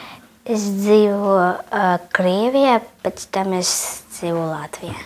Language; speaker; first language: Latvian; non-native, learner; Russian